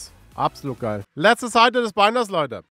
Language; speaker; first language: German; native; German